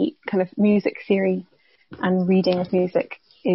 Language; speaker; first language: English; native; English